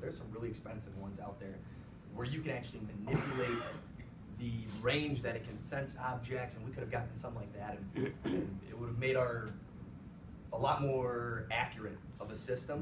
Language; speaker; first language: English; native; English